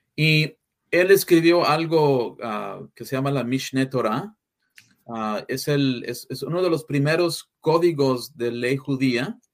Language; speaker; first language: Spanish; early bilingual, heritage; English